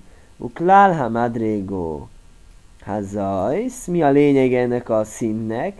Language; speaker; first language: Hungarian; native; Hungarian